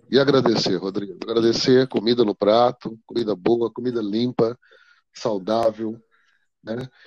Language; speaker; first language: Portuguese; native; Portuguese